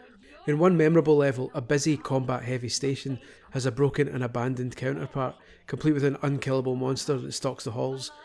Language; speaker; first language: English; native; English